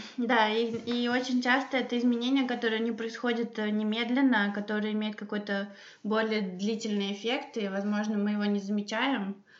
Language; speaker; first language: Russian; native; Russian